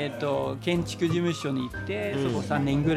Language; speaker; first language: Japanese; non-native, fluent; Danish